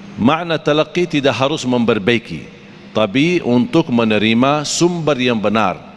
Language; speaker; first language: Malay; non-native, fluent; Arabic